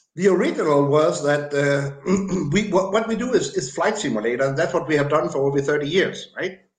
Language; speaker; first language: English; non-native, fluent; Danish